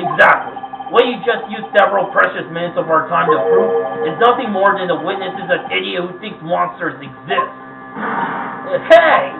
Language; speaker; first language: English; native; English